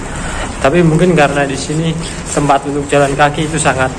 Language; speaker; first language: Indonesian; non-native, local second language; Javanese